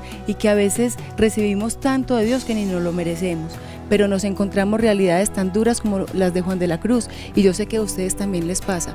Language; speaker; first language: Spanish; native; Spanish